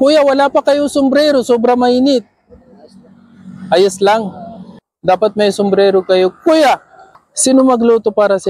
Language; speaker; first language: Filipino; non-native, learner; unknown